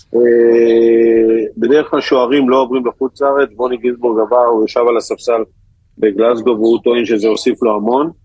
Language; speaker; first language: Hebrew; native; Hebrew